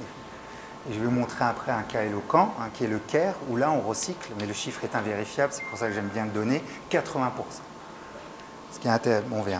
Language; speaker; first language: French; native; French